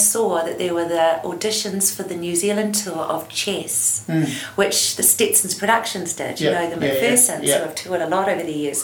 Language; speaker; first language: English; native; English